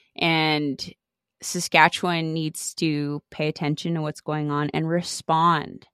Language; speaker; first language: English; native; English